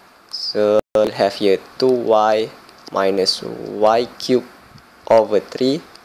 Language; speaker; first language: English; non-native, local second language; Malay